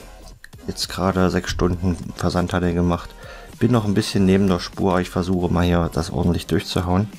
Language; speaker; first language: German; native; German